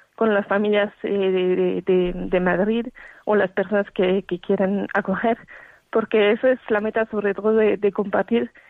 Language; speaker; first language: Spanish; non-native, fluent; French